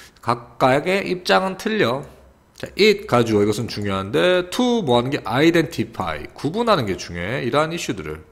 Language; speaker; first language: Korean; native; Korean